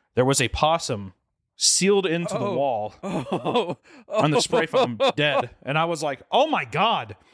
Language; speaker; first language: English; native; English